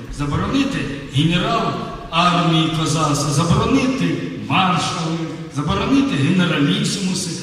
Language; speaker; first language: Ukrainian; native; Ukrainian